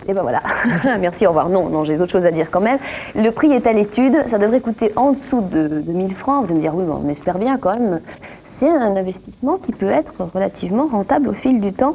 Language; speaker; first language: French; native; French